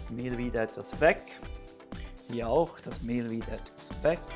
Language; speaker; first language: German; native; German